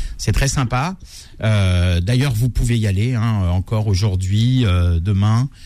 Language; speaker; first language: French; native; French